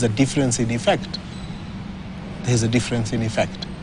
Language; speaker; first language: English; non-native, local second language; Swahili